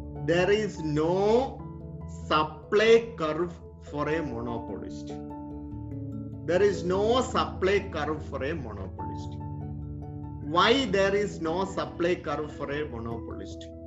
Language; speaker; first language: English; non-native, local second language; Malayalam